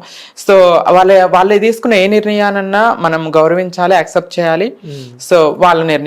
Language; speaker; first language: Telugu; native; Telugu